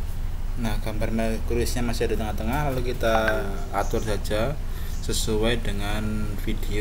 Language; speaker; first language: Indonesian; native; Indonesian